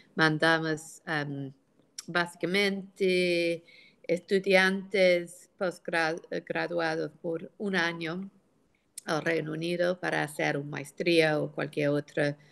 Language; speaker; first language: Spanish; non-native, fluent; English